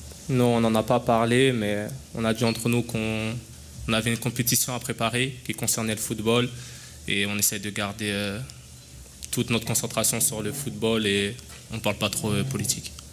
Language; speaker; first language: French; native; French